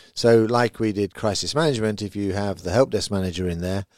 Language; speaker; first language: English; native; English